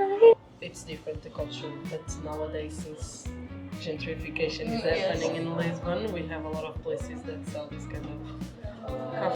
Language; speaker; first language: English; non-native, fluent; Portuguese